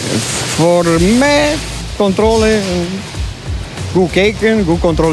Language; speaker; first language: Dutch; non-native, learner; Romanian